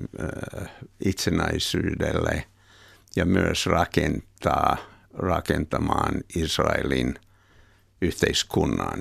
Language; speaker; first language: Finnish; non-native, fluent; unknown